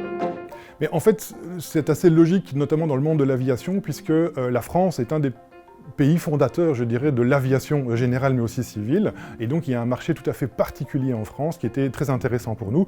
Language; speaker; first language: French; native; French